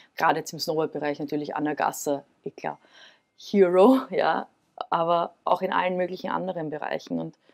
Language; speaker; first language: German; native; German